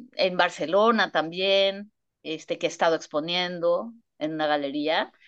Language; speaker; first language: Spanish; native; Spanish